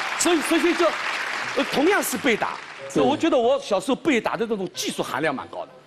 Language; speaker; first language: Chinese; native; Chinese